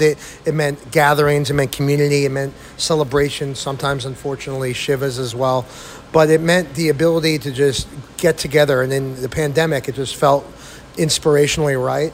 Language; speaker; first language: English; native; English